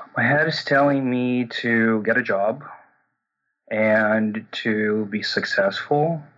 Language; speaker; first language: English; non-native, fluent; Portuguese